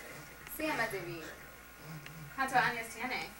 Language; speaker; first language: Spanish; non-native, learner; English